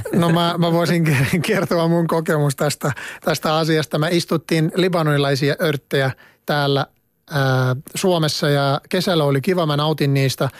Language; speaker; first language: Finnish; non-native, fluent; Arabic